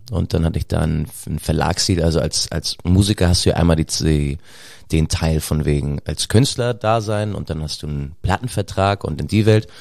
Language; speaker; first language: German; native; German